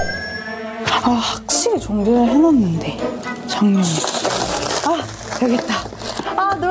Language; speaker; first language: Korean; non-native, fluent; Persian